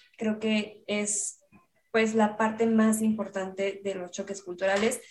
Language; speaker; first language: Spanish; native; Spanish